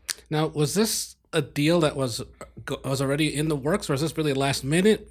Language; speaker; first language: English; native; English